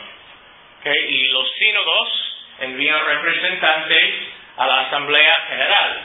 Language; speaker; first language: Spanish; non-native, fluent; English